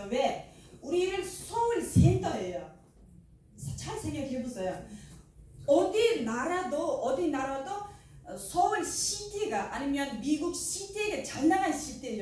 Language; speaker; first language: Korean; non-native, learner; Uzbek